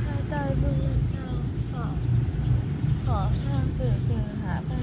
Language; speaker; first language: Vietnamese; native; Vietnamese